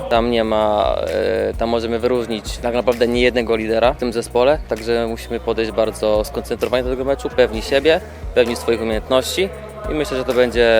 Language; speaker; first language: Polish; native; Polish